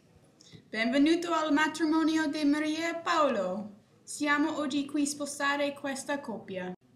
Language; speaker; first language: Italian; non-native, learner; English